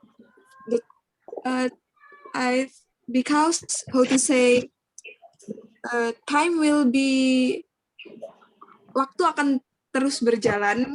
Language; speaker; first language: English; non-native, learner; Indonesian